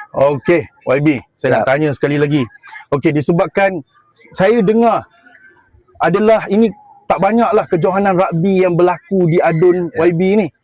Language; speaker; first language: Malay; native; Malay